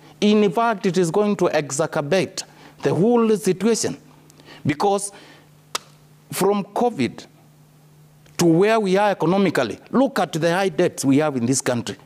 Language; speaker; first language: English; non-native, local second language; Kamba